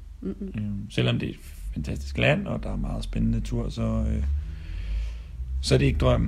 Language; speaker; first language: Danish; native; Danish